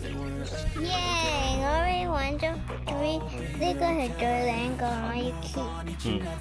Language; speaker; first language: Cantonese; early bilingual, heritage; English